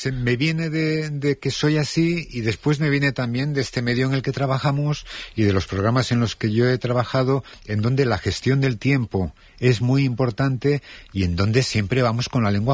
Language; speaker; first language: Spanish; native; Spanish